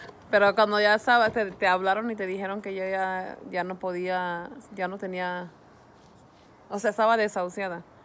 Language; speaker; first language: Spanish; early bilingual, heritage; Spanish